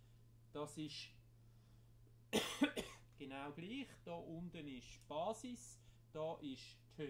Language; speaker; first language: German; native; German